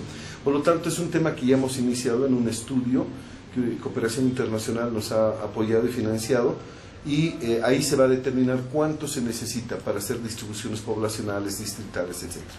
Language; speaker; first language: Spanish; native; Spanish